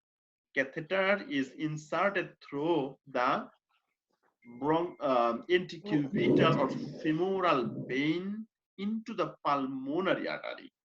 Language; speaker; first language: English; non-native, fluent; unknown